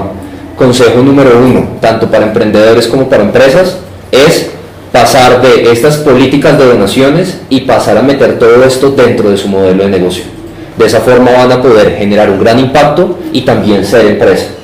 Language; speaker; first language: Spanish; native; Spanish